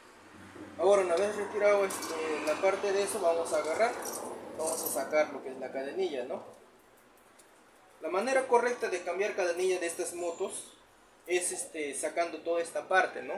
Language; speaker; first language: Spanish; native; Spanish